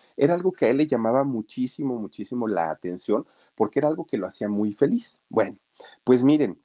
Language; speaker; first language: Spanish; native; Spanish